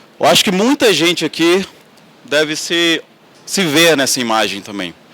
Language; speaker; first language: Portuguese; native; Portuguese